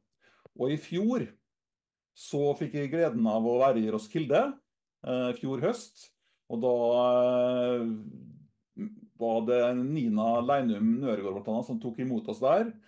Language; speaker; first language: Norwegian; native; Norwegian